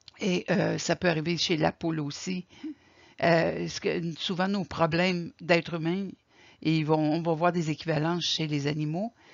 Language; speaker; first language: French; native; French